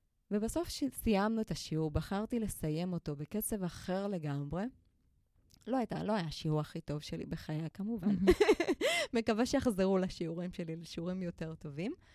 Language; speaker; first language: Hebrew; non-native, fluent; Spanish